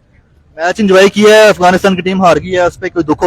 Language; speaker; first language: Hindi; native; Hindi